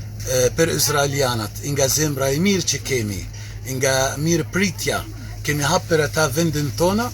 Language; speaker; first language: Albanian; non-native, learner; Arabic